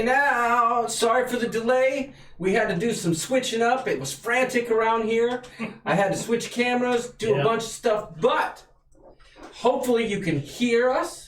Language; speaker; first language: English; native; English